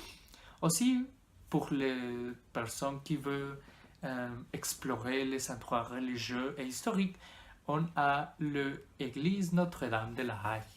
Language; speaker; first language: French; non-native, learner; Spanish